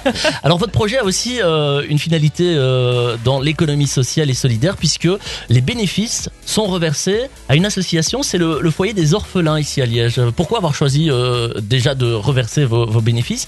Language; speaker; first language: French; native; French